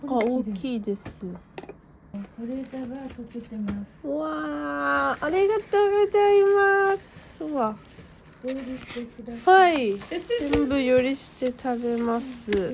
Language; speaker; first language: Japanese; non-native, learner; Korean